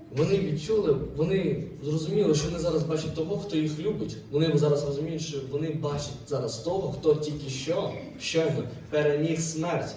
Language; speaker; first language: Ukrainian; native; Ukrainian